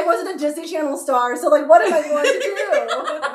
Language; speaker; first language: English; native; English